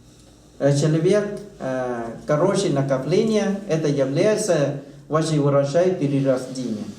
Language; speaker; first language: Russian; non-native, learner; Thai